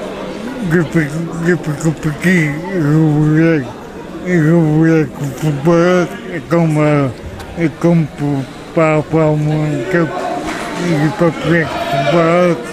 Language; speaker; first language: French; early bilingual, other home language; Gujarati